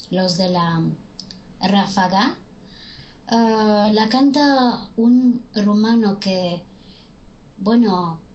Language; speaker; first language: Spanish; non-native, fluent; Romanian